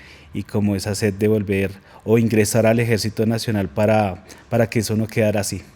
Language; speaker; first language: Spanish; native; Spanish